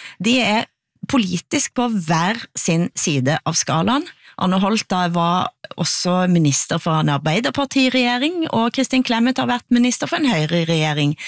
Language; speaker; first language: Norwegian; native; Norwegian